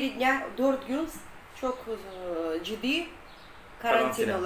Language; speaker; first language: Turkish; non-native, learner; Russian